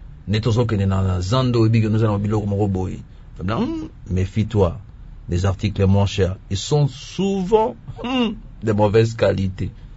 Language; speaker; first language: French; non-native, local second language; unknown